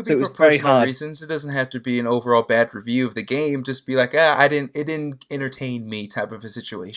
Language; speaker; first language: English; native; English